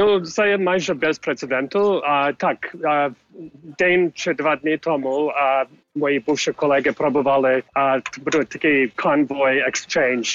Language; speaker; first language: Ukrainian; early bilingual, heritage; English